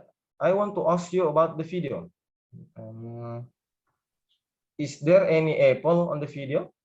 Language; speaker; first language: English; non-native, learner; Indonesian